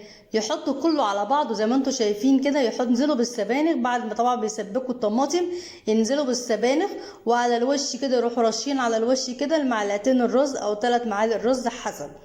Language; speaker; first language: Arabic; native; Arabic